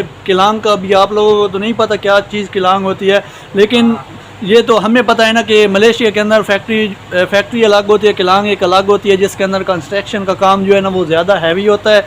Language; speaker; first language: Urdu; non-native, local second language; Punjabi